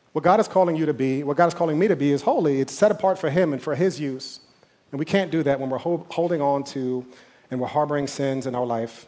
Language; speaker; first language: English; native; English